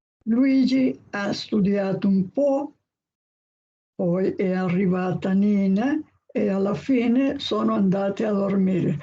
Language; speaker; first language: Italian; non-native, learner; Spanish